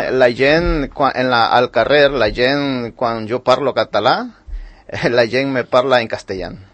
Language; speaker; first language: Catalan; non-native, learner; Spanish